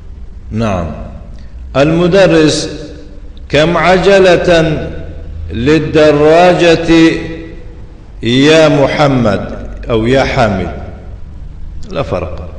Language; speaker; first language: Arabic; non-native, fluent; Tajik